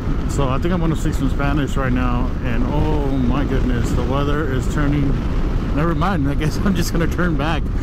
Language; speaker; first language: English; early bilingual, other home language; Spanish